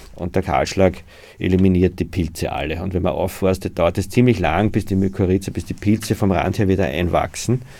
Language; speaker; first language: German; native; German